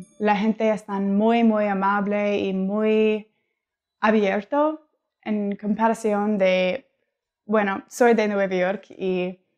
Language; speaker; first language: Spanish; non-native, learner; English